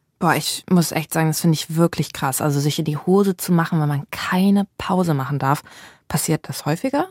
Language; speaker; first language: German; native; German